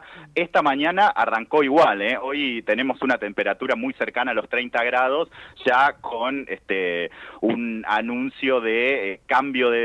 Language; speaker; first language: Spanish; native; Spanish